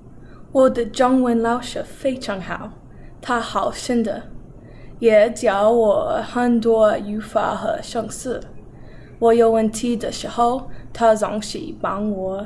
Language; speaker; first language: Chinese; non-native, learner; English